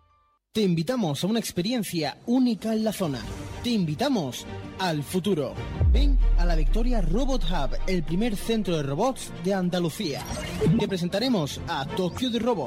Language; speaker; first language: Spanish; native; Spanish